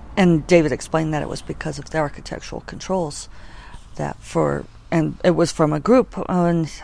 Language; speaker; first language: English; native; English